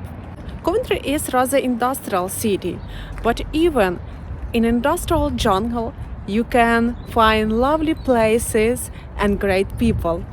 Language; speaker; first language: English; non-native, learner; Ukrainian